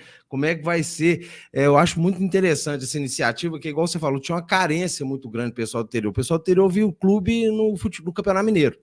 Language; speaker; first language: Portuguese; native; Portuguese